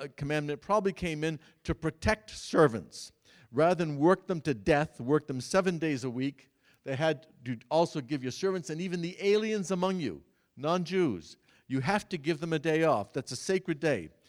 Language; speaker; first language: English; native; English